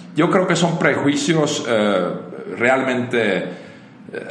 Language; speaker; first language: Spanish; non-native, fluent; Finnish